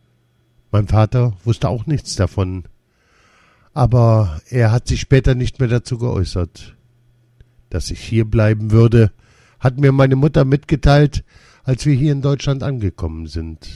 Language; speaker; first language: German; early bilingual, other home language; Lithuanian